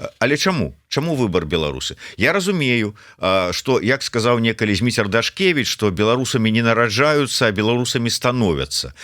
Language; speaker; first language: Belarusian; non-native, local second language; Russian